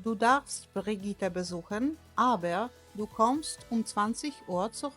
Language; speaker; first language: German; non-native, fluent; Polish